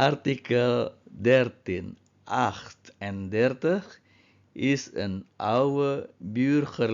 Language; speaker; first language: Dutch; non-native, fluent; Indonesian